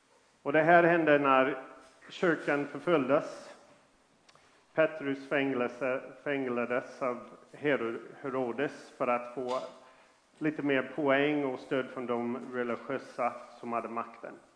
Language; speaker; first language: Swedish; non-native, fluent; English